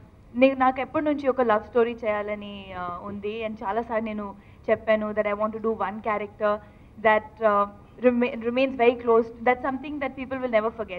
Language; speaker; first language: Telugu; non-native, learner; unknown